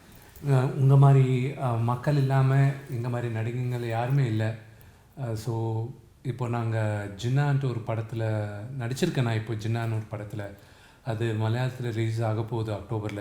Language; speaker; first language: Tamil; non-native, local second language; Telugu